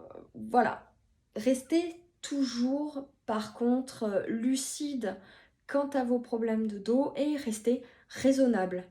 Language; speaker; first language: French; native; French